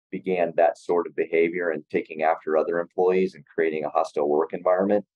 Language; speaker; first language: English; native; English